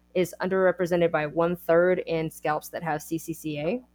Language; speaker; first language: English; native; English